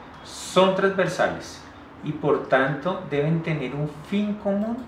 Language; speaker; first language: Spanish; native; Spanish